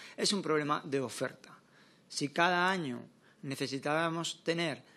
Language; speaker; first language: Spanish; native; Spanish